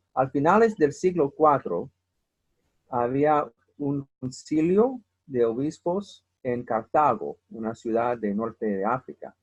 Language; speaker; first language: Spanish; non-native, fluent; English